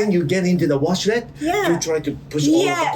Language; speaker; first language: English; non-native, learner; Japanese